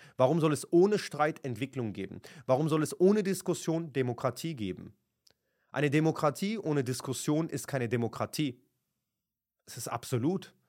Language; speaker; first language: German; early bilingual, other home language; Kurdish